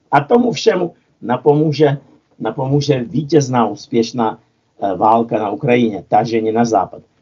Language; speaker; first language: Czech; non-native, fluent; Russian